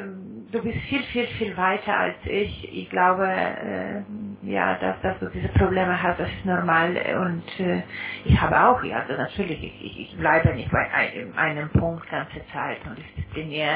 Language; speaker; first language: German; non-native, fluent; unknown